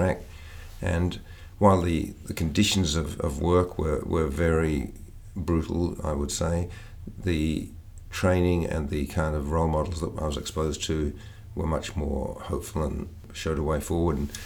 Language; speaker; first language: English; native; English